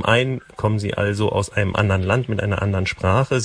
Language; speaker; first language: German; native; German